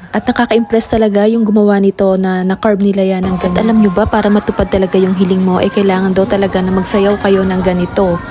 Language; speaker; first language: Filipino; native; Filipino